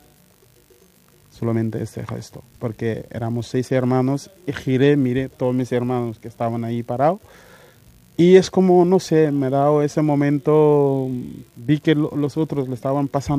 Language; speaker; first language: Spanish; non-native, fluent; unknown